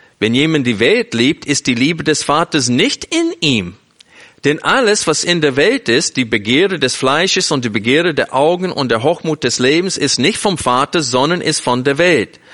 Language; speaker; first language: German; non-native, fluent; English